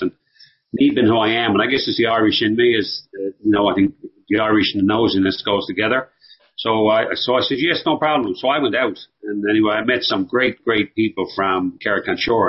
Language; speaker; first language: English; native; English